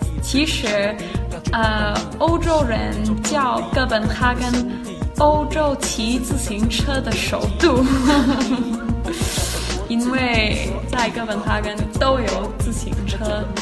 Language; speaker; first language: Chinese; non-native, learner; Danish